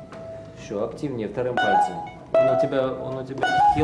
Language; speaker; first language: Russian; native; Russian